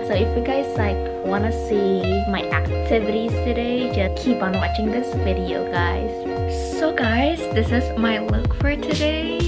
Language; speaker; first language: English; non-native, fluent; Indonesian